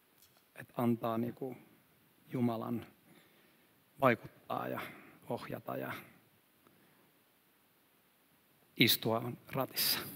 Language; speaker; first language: Finnish; non-native, fluent; Swedish